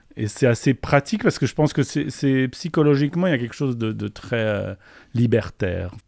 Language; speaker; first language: French; non-native, local second language; Polish